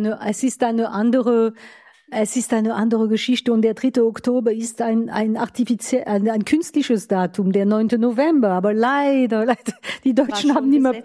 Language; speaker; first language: German; non-native, fluent; French